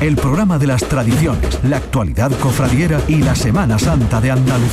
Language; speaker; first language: Spanish; native; Spanish